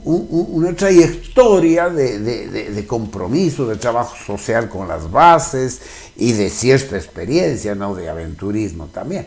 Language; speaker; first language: Spanish; native; Spanish